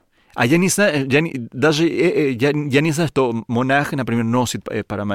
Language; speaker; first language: Russian; non-native, learner; Spanish